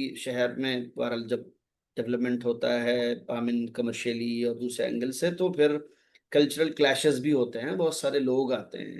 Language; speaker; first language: Hindi; native; Hindi